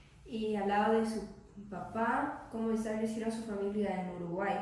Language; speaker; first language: Spanish; non-native, learner; English